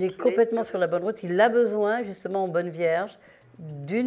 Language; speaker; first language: French; native; French